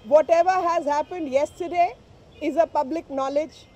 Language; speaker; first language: English; non-native, local second language; Hindi